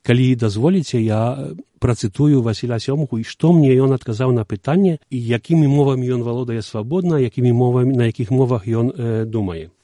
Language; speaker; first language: Belarusian; native; Belarusian